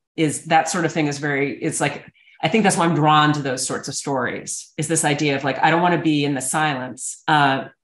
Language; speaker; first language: English; native; English